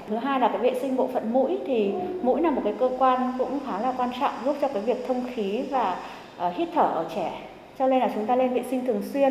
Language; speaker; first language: Vietnamese; native; Vietnamese